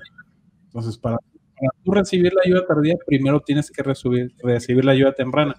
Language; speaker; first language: Spanish; native; Spanish